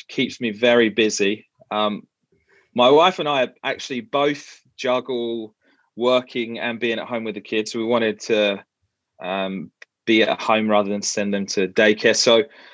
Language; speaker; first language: English; native; English